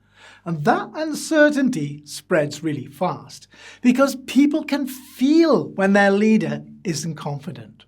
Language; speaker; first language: English; native; English